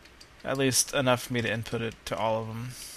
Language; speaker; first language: English; native; English